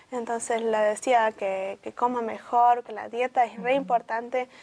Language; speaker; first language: Spanish; early bilingual, heritage; Spanish